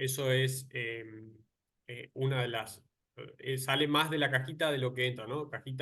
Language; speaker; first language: Spanish; native; Spanish